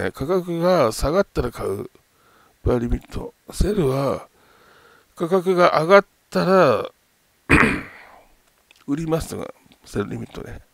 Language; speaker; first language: Japanese; native; Japanese